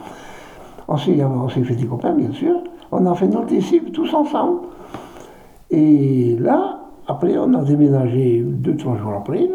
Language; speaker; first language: French; native; French